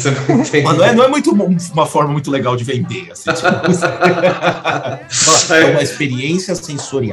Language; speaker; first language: Portuguese; native; Portuguese